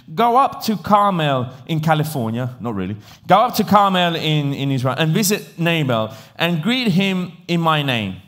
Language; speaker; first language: English; native; English